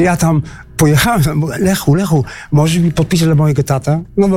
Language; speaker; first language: Polish; early bilingual, heritage; Dutch